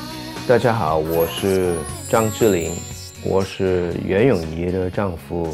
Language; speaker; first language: Chinese; non-native, local second language; Cantonese